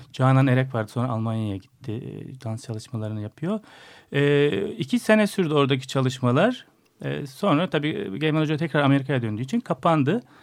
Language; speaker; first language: Turkish; native; Turkish